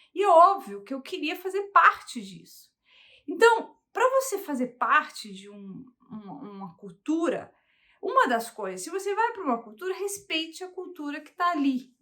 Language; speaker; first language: Portuguese; early bilingual, heritage; Portuguese